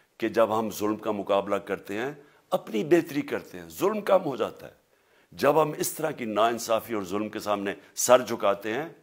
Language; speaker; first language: Urdu; native; Urdu